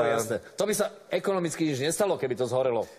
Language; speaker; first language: Slovak; native; Slovak